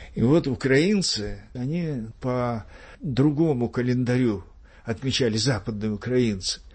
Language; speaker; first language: Russian; native; Russian